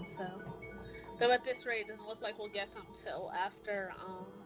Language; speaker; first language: English; native; English